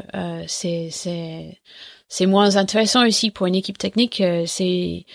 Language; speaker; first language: French; non-native, fluent; English